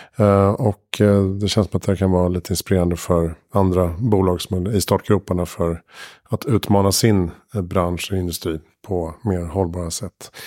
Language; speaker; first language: Swedish; native; Swedish